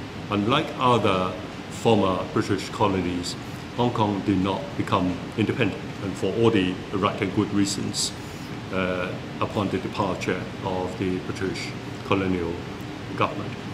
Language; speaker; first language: English; non-native, local second language; Cantonese